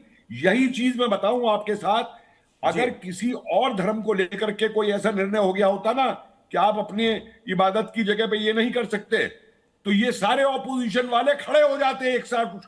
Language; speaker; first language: Hindi; native; Hindi